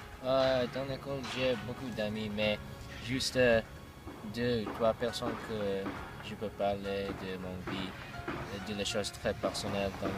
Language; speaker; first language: French; non-native, learner; English